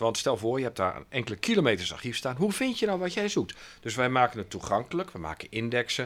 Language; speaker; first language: Dutch; native; Dutch